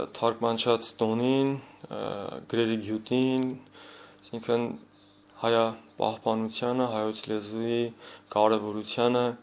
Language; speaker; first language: Armenian; native; Armenian